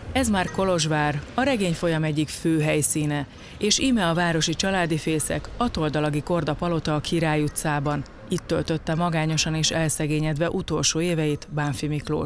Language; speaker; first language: Hungarian; native; Hungarian